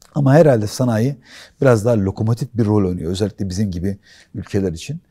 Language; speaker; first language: Turkish; native; Turkish